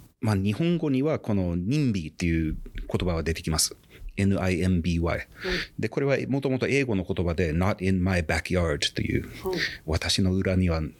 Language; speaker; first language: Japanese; non-native, fluent; English